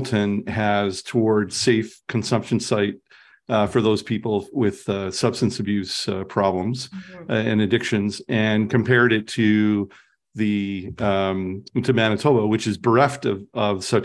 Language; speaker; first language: English; native; English